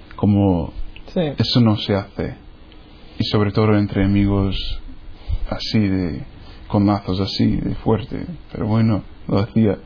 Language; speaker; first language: Spanish; non-native, fluent; English